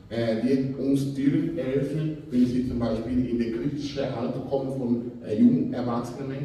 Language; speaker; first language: German; non-native, fluent; Portuguese